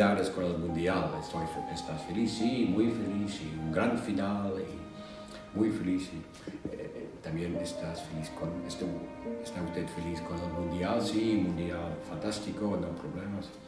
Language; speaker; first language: Spanish; non-native, learner; Dutch